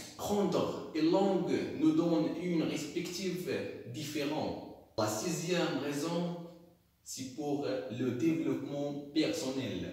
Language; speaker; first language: French; non-native, local second language; Arabic